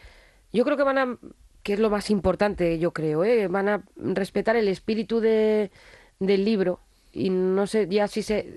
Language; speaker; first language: Spanish; native; Spanish